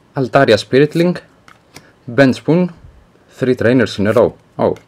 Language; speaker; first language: English; non-native, learner; Greek